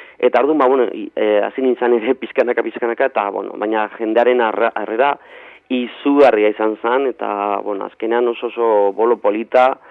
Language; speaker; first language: Basque; non-native, local second language; Spanish